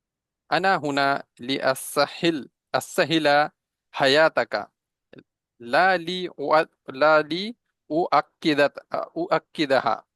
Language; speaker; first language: Arabic; non-native, learner; Hindi